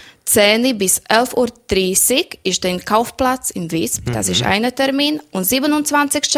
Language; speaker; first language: German; non-native, learner; Slovak